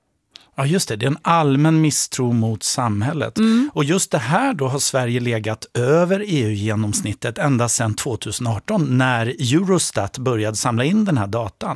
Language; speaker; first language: Swedish; native; Swedish